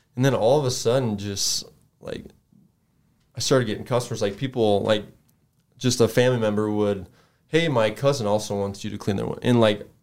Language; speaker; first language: English; native; English